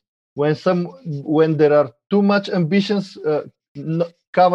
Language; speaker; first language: English; non-native, fluent; Bulgarian